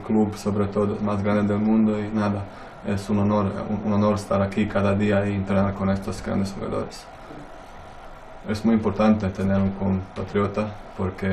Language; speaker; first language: Spanish; non-native, fluent; Croatian